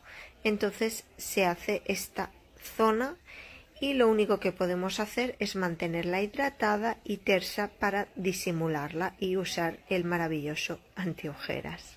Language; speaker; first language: Spanish; native; Spanish